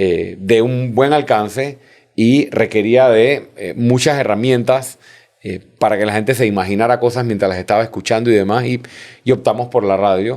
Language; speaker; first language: Spanish; native; Spanish